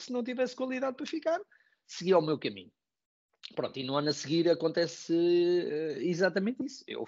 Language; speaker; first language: Portuguese; native; Portuguese